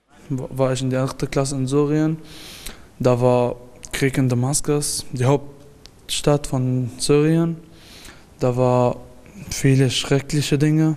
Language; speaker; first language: German; early bilingual, other home language; Arabic